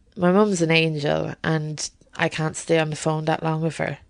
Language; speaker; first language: English; native; English